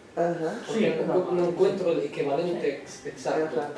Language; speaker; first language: Spanish; non-native, fluent; Arabic